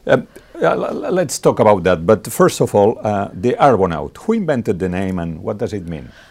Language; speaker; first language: English; non-native, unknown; Catalan